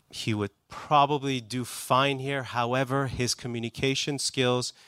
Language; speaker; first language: English; non-native, fluent; Persian